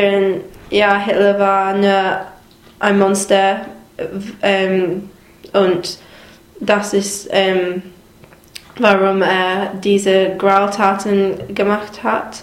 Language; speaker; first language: German; non-native, learner; English